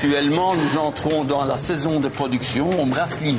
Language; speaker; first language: French; native; French